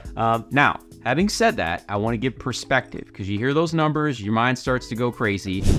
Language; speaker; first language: English; native; English